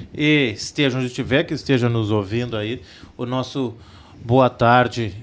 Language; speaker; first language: Portuguese; native; Portuguese